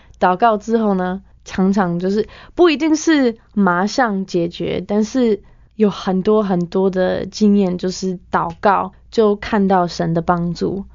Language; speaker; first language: Chinese; non-native, fluent; English